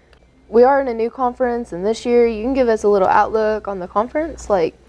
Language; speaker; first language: English; native; English